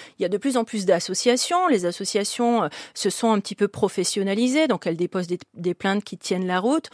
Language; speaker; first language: French; native; French